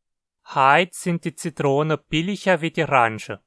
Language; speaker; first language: German; early bilingual, heritage; Portuguese